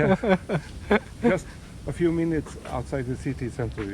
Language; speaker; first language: English; non-native, learner; Swedish